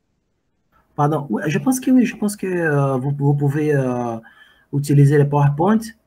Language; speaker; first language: French; non-native, fluent; Portuguese